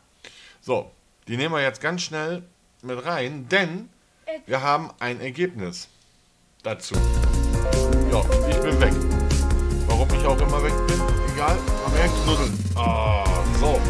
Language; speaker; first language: German; native; German